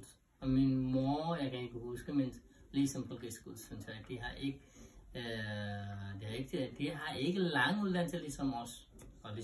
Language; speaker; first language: Danish; non-native, learner; Nepali